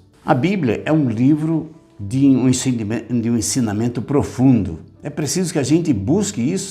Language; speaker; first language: Portuguese; native; Portuguese